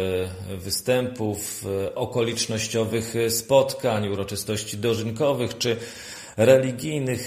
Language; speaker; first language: Polish; native; Polish